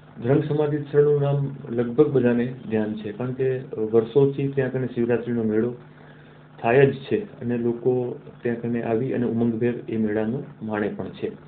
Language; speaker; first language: Gujarati; non-native, local second language; Kachhi